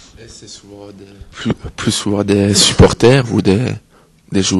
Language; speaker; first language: French; native; French